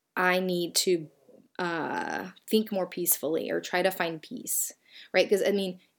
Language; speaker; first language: English; native; English